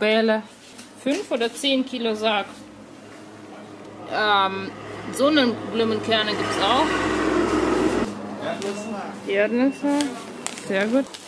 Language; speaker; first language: German; non-native, fluent; Russian